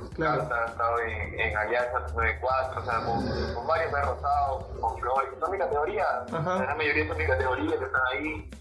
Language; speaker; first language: Spanish; native; Spanish